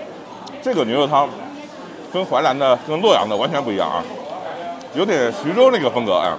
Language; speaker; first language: Chinese; native; Chinese